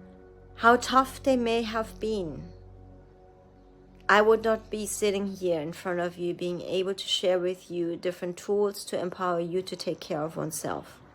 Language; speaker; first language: English; non-native, fluent; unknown